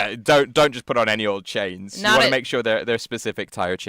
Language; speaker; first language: English; native; English